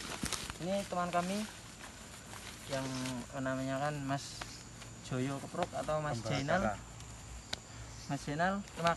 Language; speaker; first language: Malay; non-native, local second language; Javanese